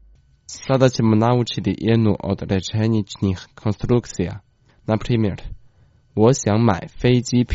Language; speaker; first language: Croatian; non-native, fluent; Chinese